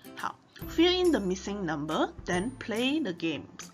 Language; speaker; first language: English; non-native, local second language; Chinese